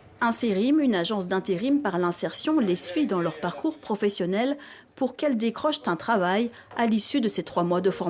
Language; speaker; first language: French; native; French